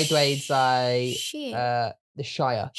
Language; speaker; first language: Chinese; non-native, learner; English